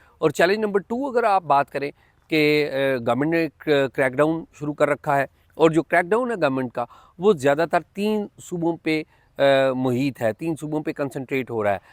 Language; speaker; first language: Urdu; native; Urdu